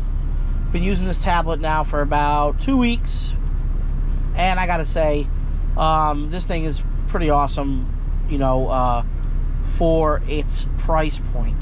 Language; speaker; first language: English; native; English